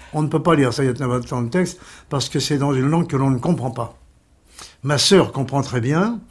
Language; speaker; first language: French; early bilingual, other home language; Armenian